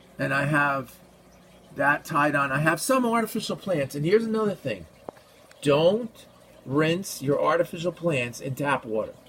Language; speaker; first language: English; native; English